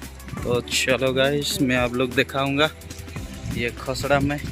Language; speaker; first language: Hindi; non-native, local second language; Odia